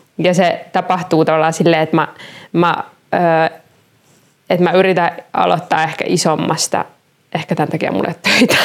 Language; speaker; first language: Finnish; native; Finnish